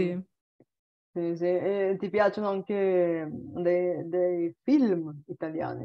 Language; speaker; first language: Italian; non-native, learner; Bulgarian